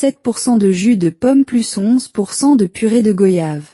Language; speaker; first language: French; non-native, learner; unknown